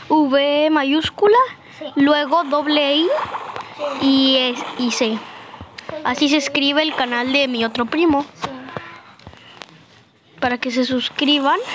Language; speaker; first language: Spanish; native; Spanish